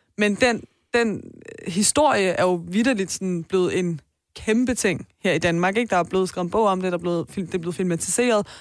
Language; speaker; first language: Danish; early bilingual, other home language; Persian